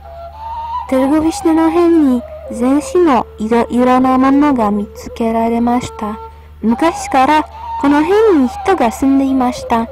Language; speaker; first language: Japanese; non-native, learner; Romanian